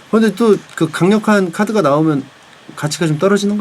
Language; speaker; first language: Korean; native; Korean